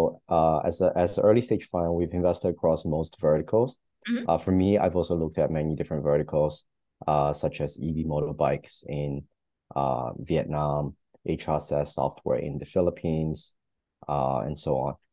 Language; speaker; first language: English; native; English